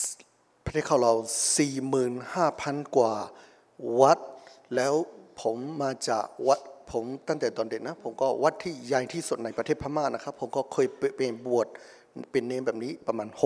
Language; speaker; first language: Thai; non-native, fluent; Burmese